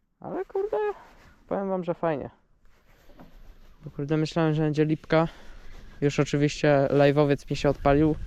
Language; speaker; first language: Polish; native; Polish